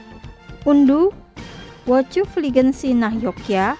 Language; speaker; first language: German; non-native, fluent; Indonesian